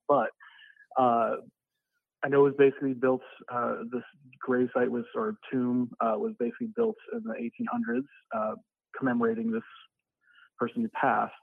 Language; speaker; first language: English; native; English